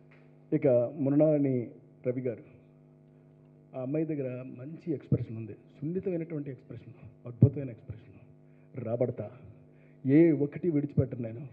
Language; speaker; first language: Telugu; native; Telugu